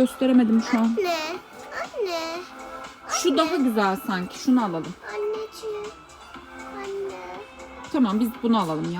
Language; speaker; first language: Turkish; native; Turkish